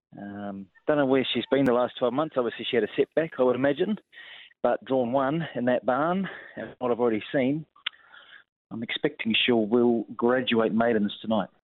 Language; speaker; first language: English; native; English